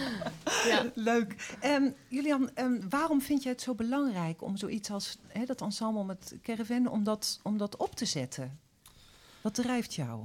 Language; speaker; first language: Dutch; native; Dutch